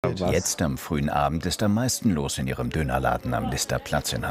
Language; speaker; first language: German; native; German